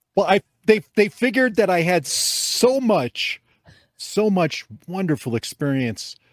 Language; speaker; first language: English; native; English